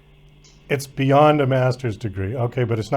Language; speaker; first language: English; native; English